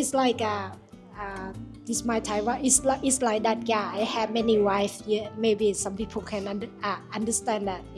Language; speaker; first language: English; non-native, learner; Thai